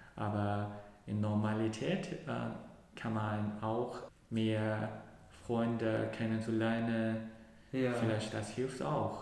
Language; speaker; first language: German; non-native, learner; Cantonese